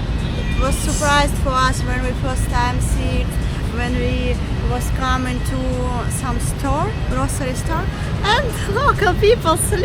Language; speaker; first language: English; non-native, learner; Russian